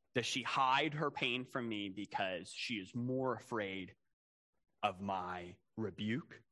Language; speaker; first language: English; native; English